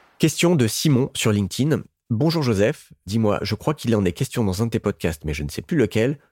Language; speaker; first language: French; native; French